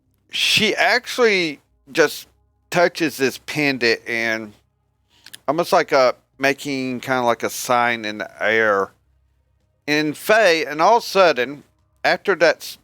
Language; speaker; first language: English; native; English